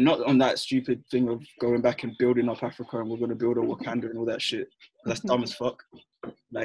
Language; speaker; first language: English; native; English